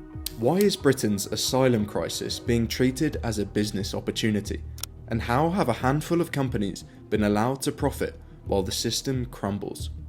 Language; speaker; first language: English; native; English